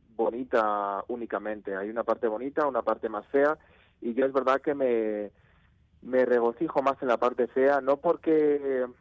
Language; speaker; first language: Spanish; native; Spanish